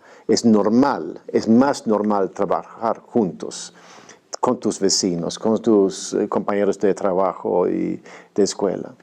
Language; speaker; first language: Spanish; non-native, fluent; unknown